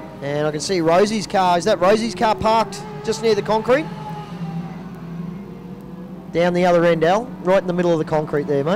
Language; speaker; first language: English; native; English